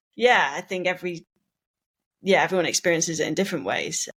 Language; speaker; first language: English; native; English